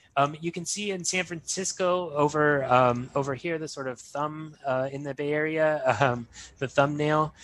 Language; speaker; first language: English; native; English